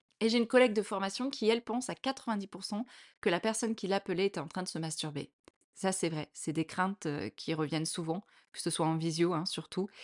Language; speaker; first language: French; native; French